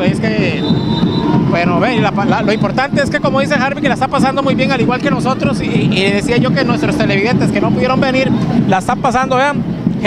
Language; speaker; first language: Spanish; native; Spanish